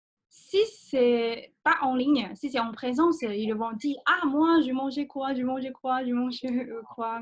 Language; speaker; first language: French; non-native, fluent; Chinese